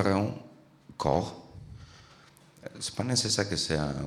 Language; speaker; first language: French; non-native, learner; Italian